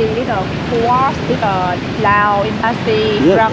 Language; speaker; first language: English; non-native, learner; Vietnamese